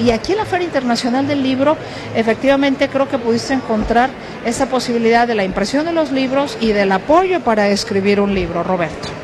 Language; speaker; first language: Spanish; native; Spanish